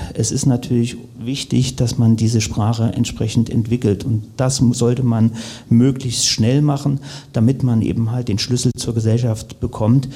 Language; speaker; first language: German; native; German